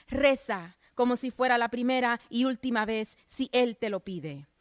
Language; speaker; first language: Spanish; early bilingual, other home language; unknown